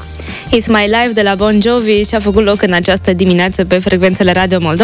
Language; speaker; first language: Romanian; native; Romanian